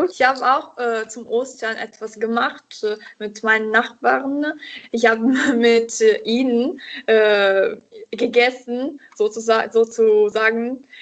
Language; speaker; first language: German; non-native, learner; Italian